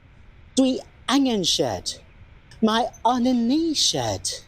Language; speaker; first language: Welsh; non-native, learner; English